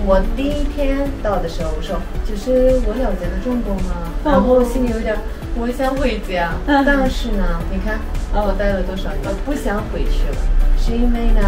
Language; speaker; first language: Chinese; non-native, fluent; Armenian